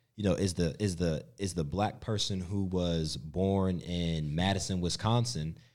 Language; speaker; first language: English; native; English